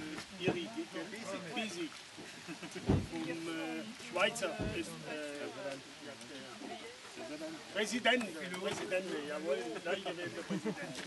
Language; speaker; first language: German; non-native, fluent; French